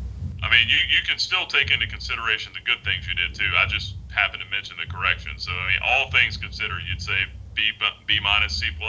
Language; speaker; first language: English; native; English